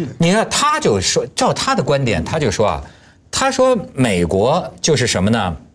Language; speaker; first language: Chinese; native; Chinese